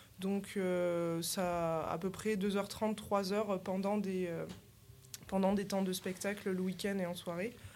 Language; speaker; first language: French; native; French